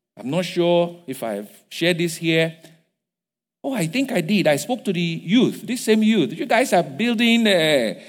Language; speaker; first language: English; non-native, local second language; Yoruba